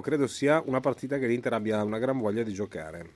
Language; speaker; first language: Italian; native; Italian